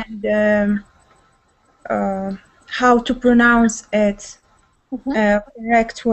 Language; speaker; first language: English; non-native, learner; Arabic